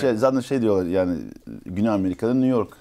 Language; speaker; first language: Turkish; early bilingual, heritage; Turkish